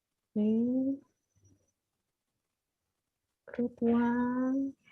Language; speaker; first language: English; non-native, fluent; Indonesian